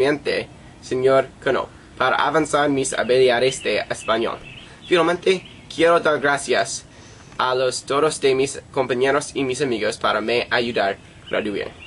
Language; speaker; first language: Spanish; non-native, learner; English